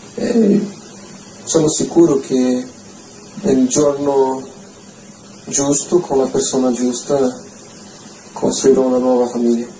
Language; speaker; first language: Italian; non-native, fluent; Portuguese